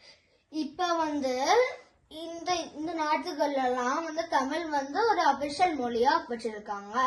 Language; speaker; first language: Tamil; early bilingual, heritage; Tamil